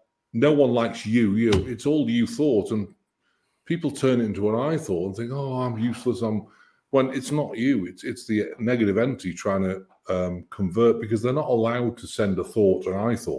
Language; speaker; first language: English; native; English